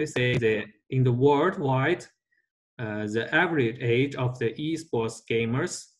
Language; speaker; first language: English; non-native, learner; Chinese